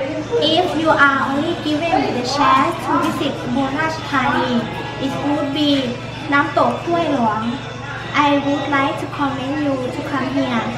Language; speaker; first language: English; non-native, learner; Thai